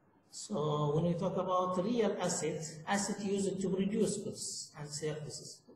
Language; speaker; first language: English; non-native, fluent; Arabic